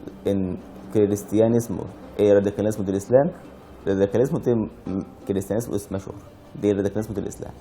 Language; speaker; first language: Spanish; non-native, learner; Arabic